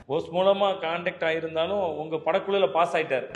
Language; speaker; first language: Tamil; native; Tamil